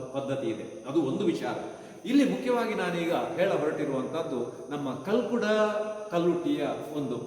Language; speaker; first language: Kannada; non-native, local second language; Tulu